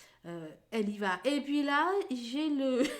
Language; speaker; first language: French; native; French